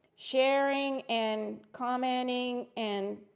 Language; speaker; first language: English; early bilingual, other home language; Spanish